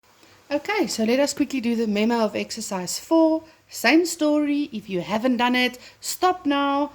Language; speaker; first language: English; non-native, local second language; Afrikaans